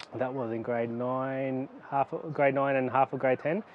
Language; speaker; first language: English; native; English